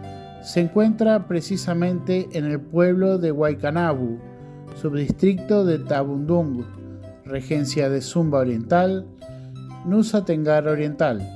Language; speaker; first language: Spanish; non-native, fluent; Indonesian